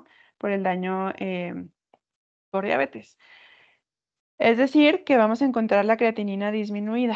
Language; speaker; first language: Spanish; native; Spanish